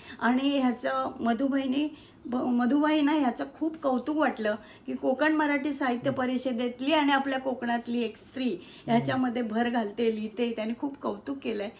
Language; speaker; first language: Marathi; native; Marathi